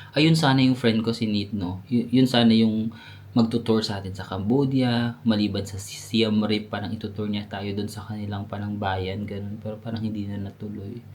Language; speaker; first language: Filipino; native; Filipino